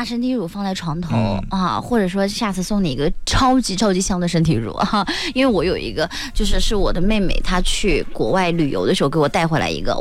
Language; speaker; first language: Chinese; native; Chinese